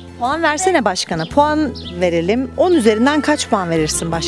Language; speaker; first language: Turkish; native; Turkish